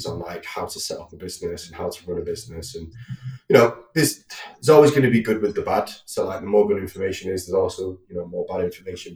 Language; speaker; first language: English; native; English